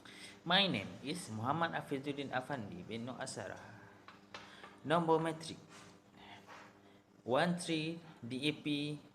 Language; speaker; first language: English; non-native, local second language; Malay